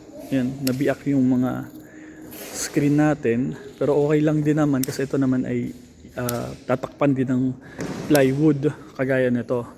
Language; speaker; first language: Filipino; native; Filipino